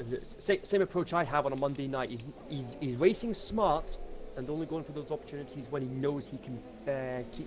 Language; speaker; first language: English; native; English